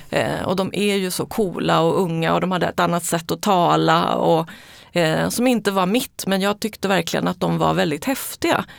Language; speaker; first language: Swedish; early bilingual, other home language; Spanish